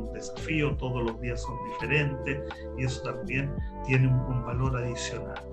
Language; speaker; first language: Spanish; native; Spanish